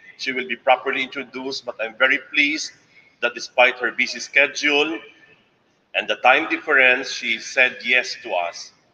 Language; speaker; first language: English; non-native, local second language; Cebuano